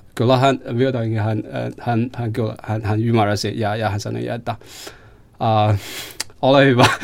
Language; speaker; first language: Finnish; non-native, fluent; Chinese